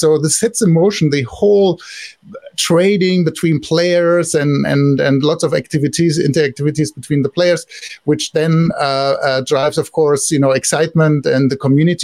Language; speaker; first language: English; non-native, fluent; German